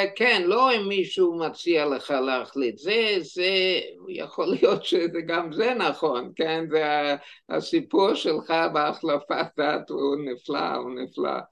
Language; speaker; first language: Hebrew; non-native, fluent; German